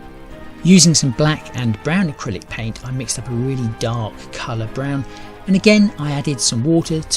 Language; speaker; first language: English; native; English